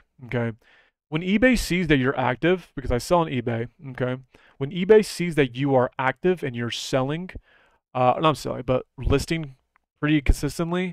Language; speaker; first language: English; native; English